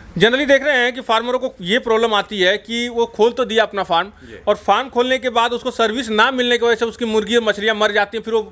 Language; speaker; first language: Hindi; native; Hindi